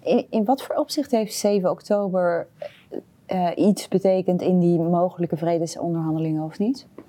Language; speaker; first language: Dutch; native; Dutch